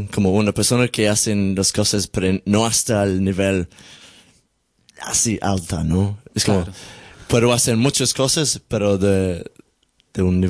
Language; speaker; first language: Spanish; non-native, learner; English